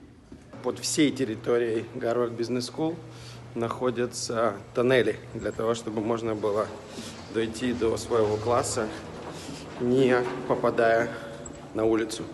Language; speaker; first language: Russian; native; Russian